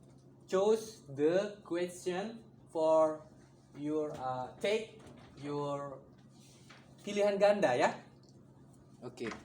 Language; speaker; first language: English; non-native, learner; Indonesian